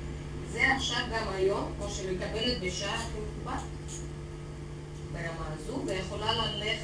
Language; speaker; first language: Hebrew; non-native, learner; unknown